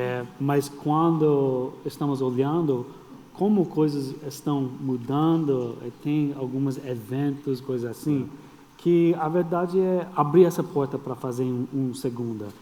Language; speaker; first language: Portuguese; non-native, fluent; English